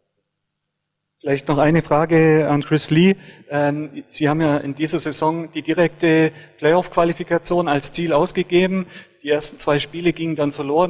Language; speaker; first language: German; native; German